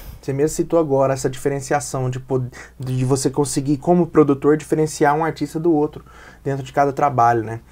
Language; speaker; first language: Portuguese; native; Portuguese